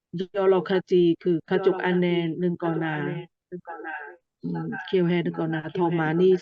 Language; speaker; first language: Korean; non-native, learner; Thai